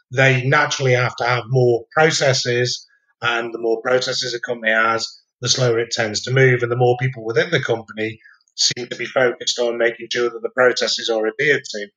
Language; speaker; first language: English; native; English